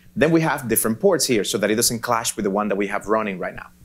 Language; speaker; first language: English; non-native, fluent; Spanish